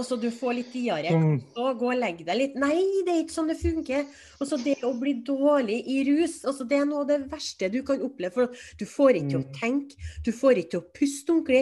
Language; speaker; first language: Norwegian; native; Norwegian